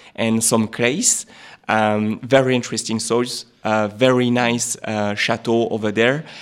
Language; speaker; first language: English; non-native, fluent; French